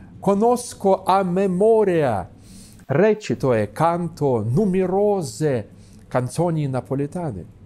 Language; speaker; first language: Italian; non-native, fluent; Russian